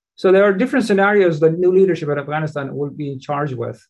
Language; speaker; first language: English; non-native, fluent; Persian